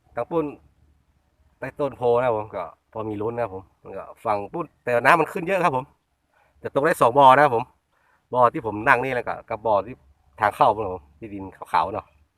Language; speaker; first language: Thai; native; Thai